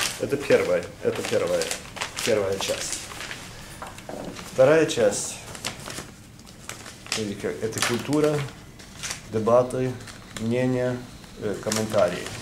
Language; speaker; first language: Russian; non-native, fluent; Norwegian